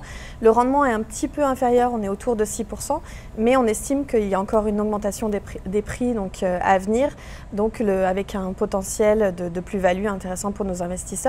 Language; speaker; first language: French; native; French